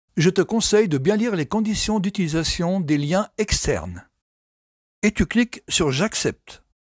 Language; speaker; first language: French; native; French